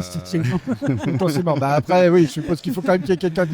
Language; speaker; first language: French; native; French